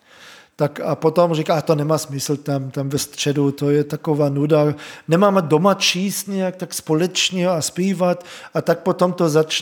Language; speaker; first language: Czech; non-native, fluent; German